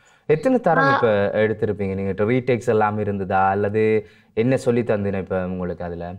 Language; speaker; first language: Tamil; native; Tamil